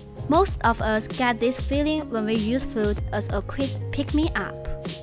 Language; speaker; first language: English; non-native, fluent; Chinese